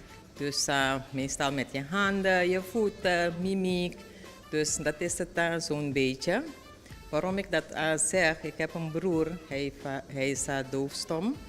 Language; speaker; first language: Dutch; non-native, local second language; Papiamento